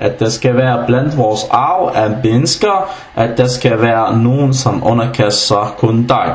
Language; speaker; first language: Danish; non-native, fluent; Arabic